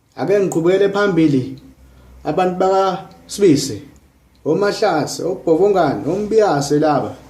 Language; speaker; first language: Zulu; non-native, local second language; English